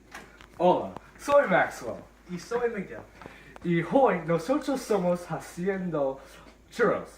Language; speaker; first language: Spanish; non-native, learner; English